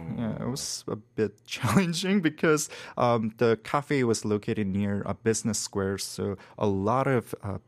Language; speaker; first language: English; non-native, fluent; Korean